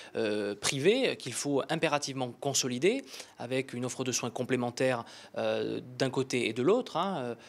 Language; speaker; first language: French; native; French